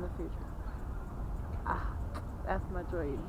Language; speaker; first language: English; non-native, learner; Chinese